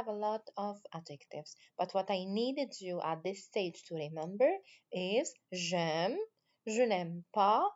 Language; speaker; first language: English; non-native, fluent; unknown